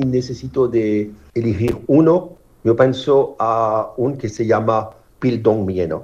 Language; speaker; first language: Spanish; non-native, learner; French